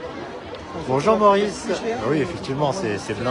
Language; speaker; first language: French; native; French